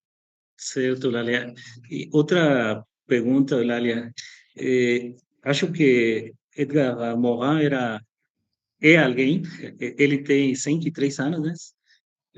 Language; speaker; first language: Portuguese; non-native, fluent; Spanish